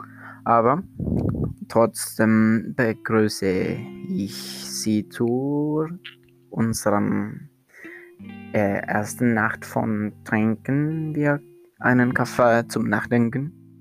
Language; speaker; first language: German; non-native, learner; Spanish